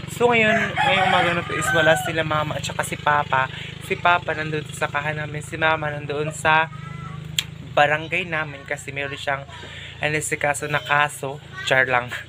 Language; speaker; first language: Filipino; non-native, local second language; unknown